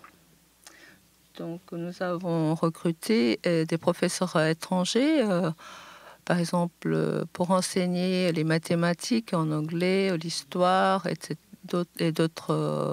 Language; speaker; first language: French; non-native, fluent; Japanese